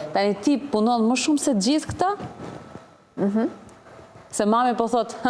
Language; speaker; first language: Albanian; native; Albanian